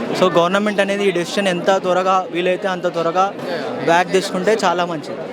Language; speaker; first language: Telugu; native; Telugu